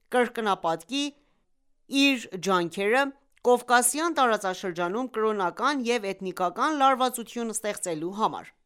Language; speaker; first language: Armenian; early bilingual, heritage; Armenian